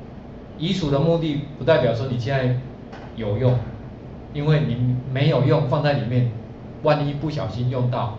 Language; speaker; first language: Chinese; native; Chinese